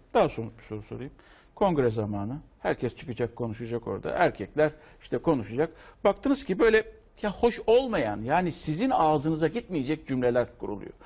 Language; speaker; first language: Turkish; native; Turkish